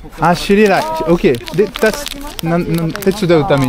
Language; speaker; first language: Japanese; non-native, learner; French